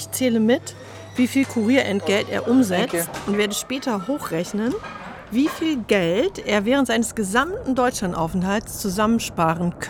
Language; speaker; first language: German; native; German